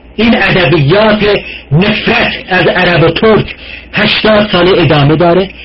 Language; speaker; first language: Persian; non-native, local second language; Azerbaijani